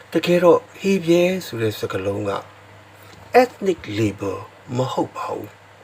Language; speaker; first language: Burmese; non-native, local second language; S'gaw Karen